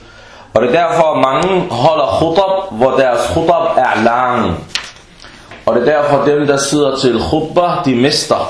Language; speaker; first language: Danish; early bilingual, other home language; Arabic